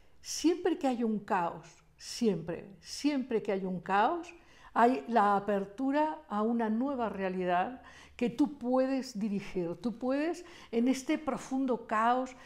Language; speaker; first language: Spanish; native; Spanish